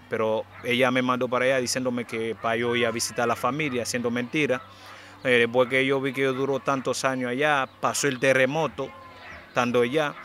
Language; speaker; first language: Spanish; non-native, fluent; Haitian Creole